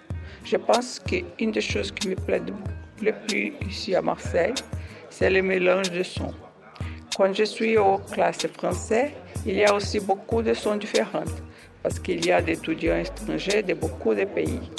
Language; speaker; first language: French; non-native, learner; Portuguese